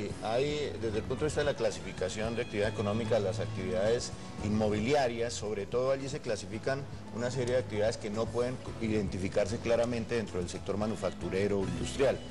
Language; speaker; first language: Spanish; native; Spanish